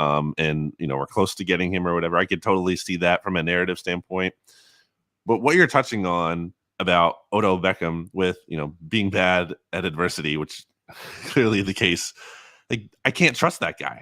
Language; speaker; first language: English; native; English